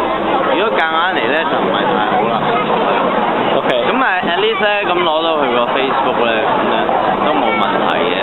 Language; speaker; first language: Cantonese; native; Cantonese